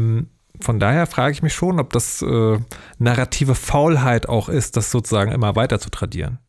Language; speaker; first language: German; native; German